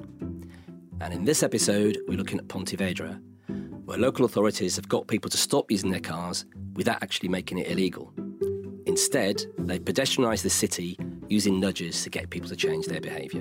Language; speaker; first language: English; native; English